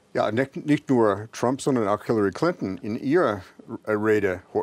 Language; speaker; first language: German; non-native, fluent; English